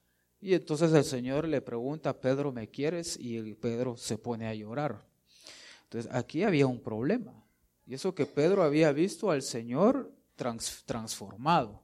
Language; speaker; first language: Spanish; native; Spanish